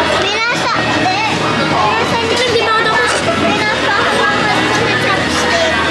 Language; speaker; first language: Filipino; early bilingual, heritage; Filipino